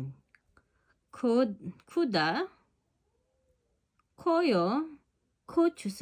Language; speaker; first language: Korean; non-native, learner; Filipino